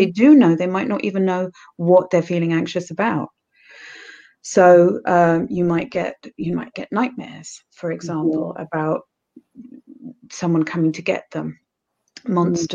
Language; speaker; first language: English; native; English